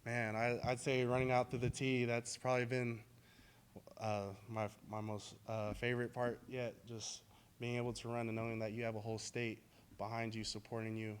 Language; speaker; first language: English; native; English